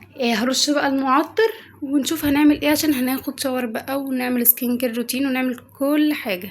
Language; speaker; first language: Arabic; native; Arabic